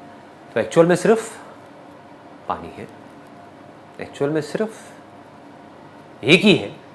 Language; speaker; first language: Hindi; native; Hindi